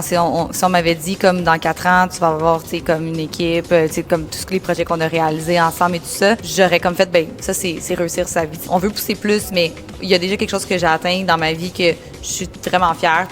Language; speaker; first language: French; native; French